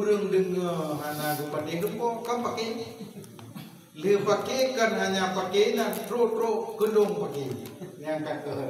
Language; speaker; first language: Indonesian; non-native, local second language; Achinese